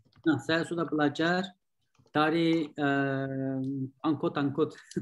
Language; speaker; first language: Indonesian; non-native, learner; Turkish